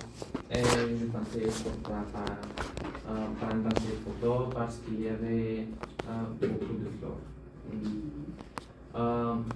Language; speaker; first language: French; non-native, learner; Bulgarian